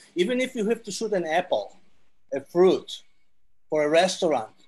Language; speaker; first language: English; non-native, fluent; Hebrew